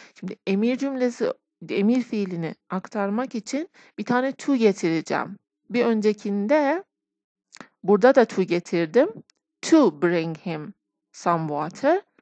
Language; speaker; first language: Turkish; non-native, fluent; Persian